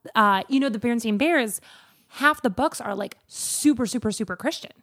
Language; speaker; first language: English; native; English